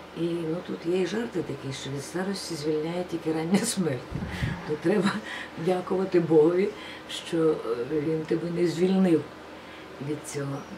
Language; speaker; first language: Ukrainian; non-native, local second language; Russian